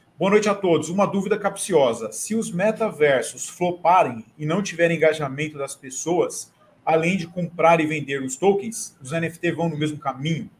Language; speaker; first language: Portuguese; native; Portuguese